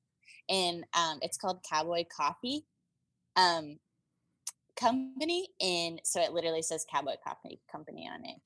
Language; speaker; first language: English; native; English